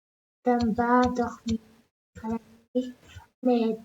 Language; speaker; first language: French; non-native, learner; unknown